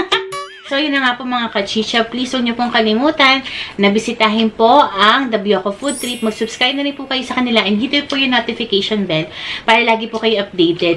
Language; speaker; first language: Filipino; native; Filipino